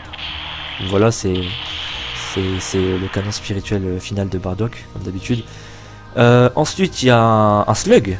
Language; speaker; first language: French; native; French